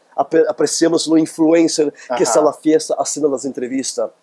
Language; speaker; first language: Spanish; non-native, learner; Portuguese